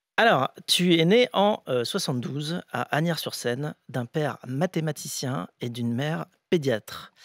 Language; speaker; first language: French; native; French